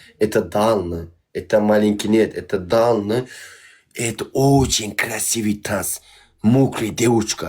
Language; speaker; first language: Russian; non-native, learner; Turkmen